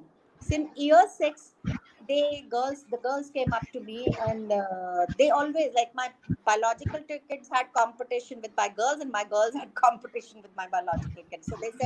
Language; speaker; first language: English; non-native, local second language; Hindi